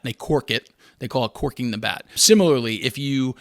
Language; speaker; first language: English; native; English